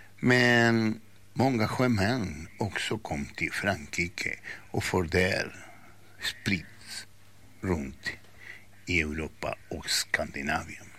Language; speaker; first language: Swedish; non-native, fluent; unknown